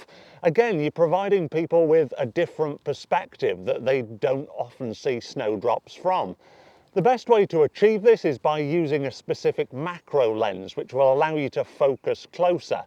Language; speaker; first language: English; native; English